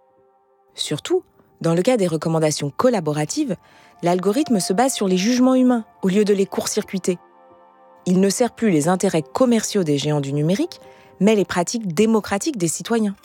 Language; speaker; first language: French; native; French